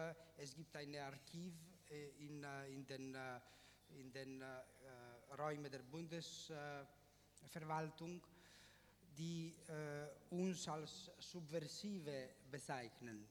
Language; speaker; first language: German; non-native, fluent; Italian